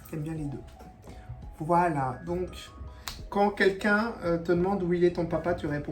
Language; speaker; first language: French; native; French